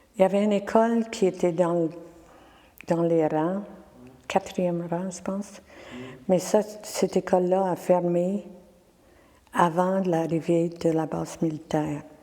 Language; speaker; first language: French; non-native, local second language; English